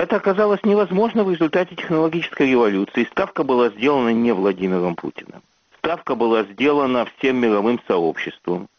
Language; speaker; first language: Russian; native; Russian